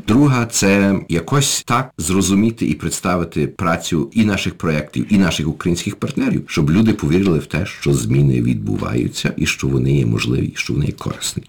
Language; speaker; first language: Ukrainian; early bilingual, heritage; Ukrainian